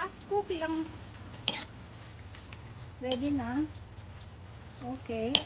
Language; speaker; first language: Filipino; non-native, local second language; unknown